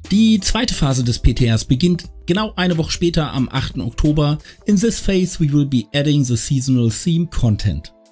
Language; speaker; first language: German; native; German